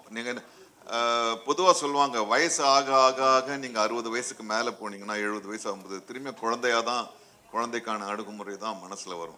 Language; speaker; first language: Tamil; native; Tamil